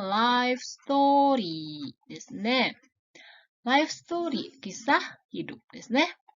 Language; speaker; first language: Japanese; non-native, fluent; Indonesian